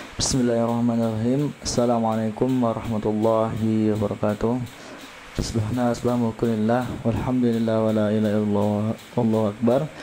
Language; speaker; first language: Indonesian; native; Indonesian